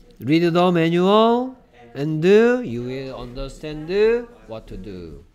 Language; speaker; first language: English; non-native, fluent; Korean